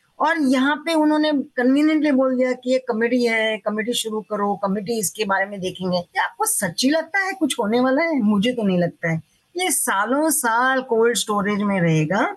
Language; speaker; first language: Hindi; non-native, local second language; Marathi